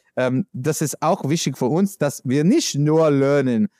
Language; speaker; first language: German; non-native, learner; English